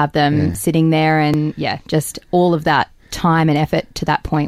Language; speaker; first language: English; native; English